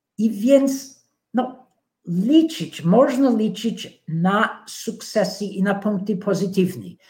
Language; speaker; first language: Polish; non-native, fluent; English